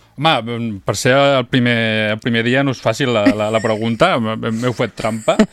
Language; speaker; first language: Catalan; native; Catalan